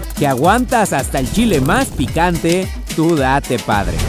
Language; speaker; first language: Spanish; native; Spanish